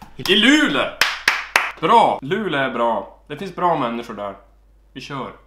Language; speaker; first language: Swedish; native; Swedish